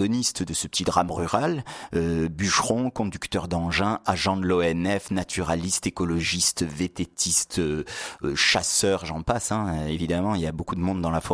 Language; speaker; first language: French; native; French